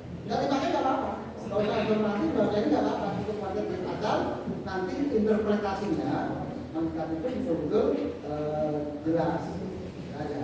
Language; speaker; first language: Indonesian; native; Indonesian